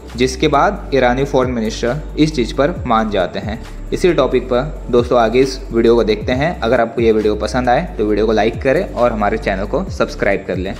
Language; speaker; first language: Hindi; native; Hindi